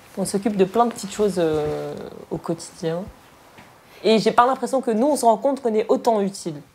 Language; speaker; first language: French; early bilingual, other home language; Arabic